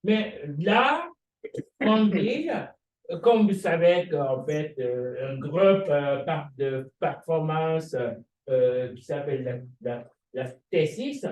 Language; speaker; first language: French; non-native, fluent; Japanese